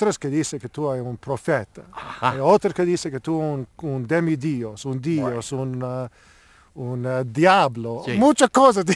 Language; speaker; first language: Spanish; non-native, learner; English